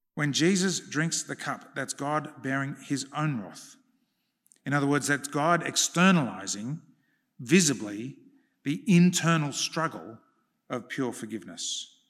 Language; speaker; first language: English; early bilingual, other home language; Hungarian